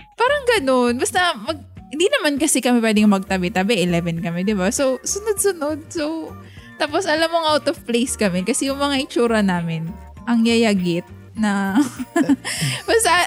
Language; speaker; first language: Filipino; non-native, local second language; Bikol